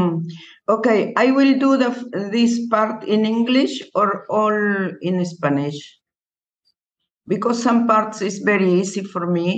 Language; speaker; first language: English; non-native, learner; Spanish